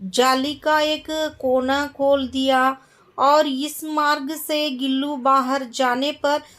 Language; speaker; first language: Hindi; non-native, local second language; Kannada